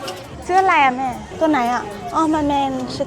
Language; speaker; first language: French; non-native, learner; Thai